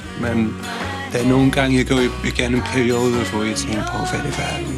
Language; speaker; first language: Danish; non-native, fluent; English